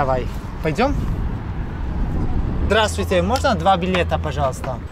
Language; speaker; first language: Russian; non-native, learner; Italian